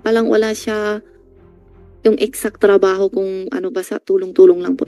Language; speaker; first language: Filipino; non-native, learner; Chinese